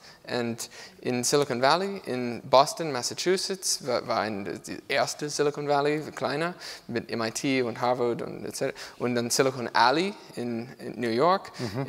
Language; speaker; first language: German; non-native, learner; English